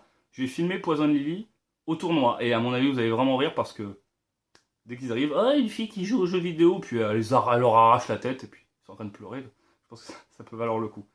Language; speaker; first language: French; native; French